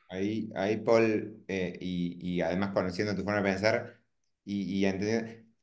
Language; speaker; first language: Spanish; native; Spanish